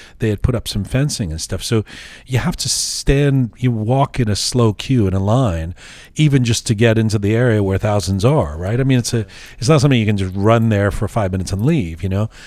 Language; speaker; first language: English; native; English